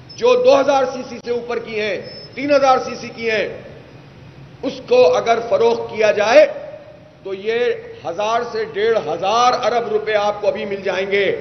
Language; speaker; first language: Urdu; native; Urdu